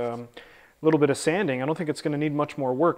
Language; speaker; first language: English; native; English